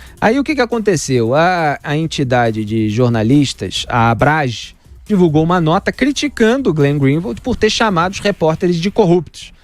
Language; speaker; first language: Portuguese; native; Portuguese